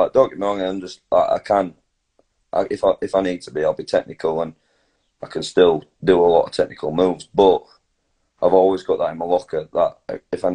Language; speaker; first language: English; native; English